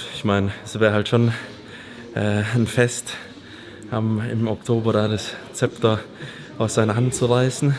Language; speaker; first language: German; native; German